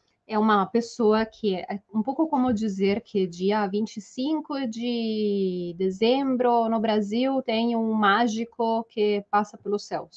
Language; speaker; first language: Portuguese; non-native, fluent; Italian